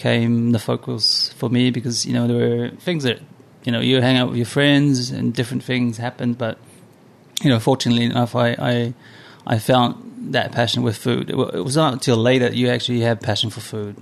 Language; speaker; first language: English; non-native, fluent; Samoan